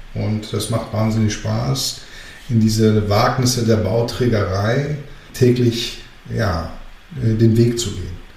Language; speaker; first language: German; early bilingual, other home language; Greek